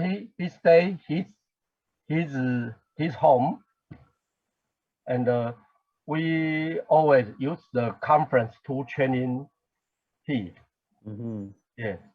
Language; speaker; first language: English; non-native, learner; Chinese